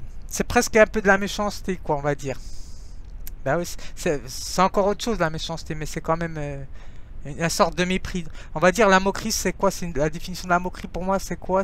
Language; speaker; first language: French; non-native, fluent; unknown